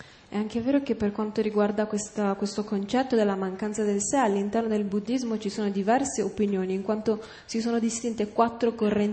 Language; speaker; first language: Italian; native; Italian